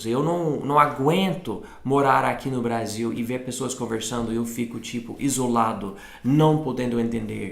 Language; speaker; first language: Portuguese; non-native, fluent; English